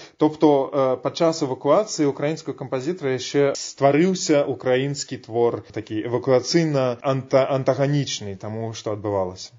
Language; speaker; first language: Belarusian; native; Belarusian